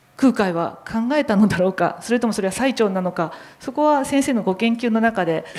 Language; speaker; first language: Japanese; native; Japanese